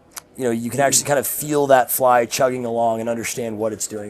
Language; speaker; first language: English; native; English